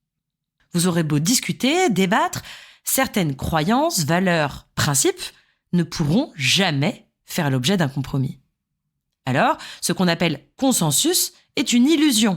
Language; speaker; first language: French; native; French